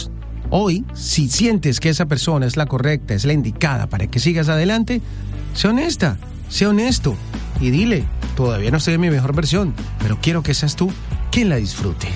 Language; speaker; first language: Spanish; native; Spanish